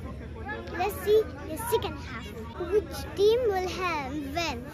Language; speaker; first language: English; non-native, learner; Persian